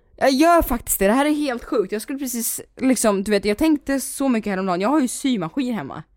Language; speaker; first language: Swedish; native; Swedish